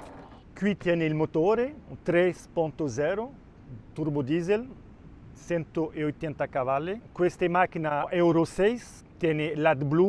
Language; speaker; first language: Italian; non-native, local second language; Spanish